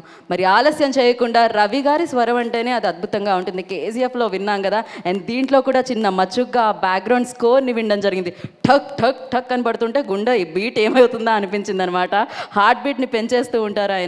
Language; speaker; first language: Telugu; native; Telugu